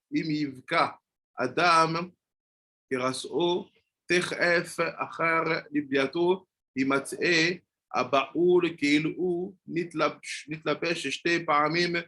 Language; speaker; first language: Hebrew; non-native, fluent; French